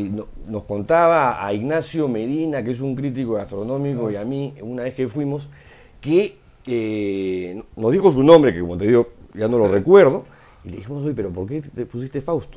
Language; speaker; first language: Spanish; native; Spanish